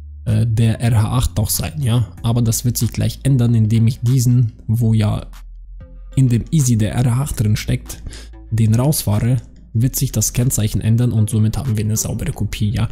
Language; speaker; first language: German; native; German